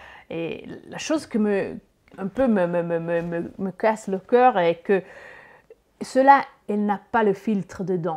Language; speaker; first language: French; non-native, learner; Italian